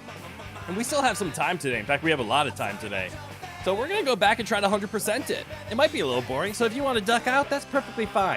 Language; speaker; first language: English; native; English